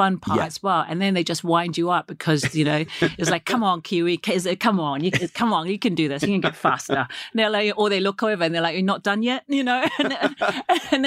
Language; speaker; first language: English; native; English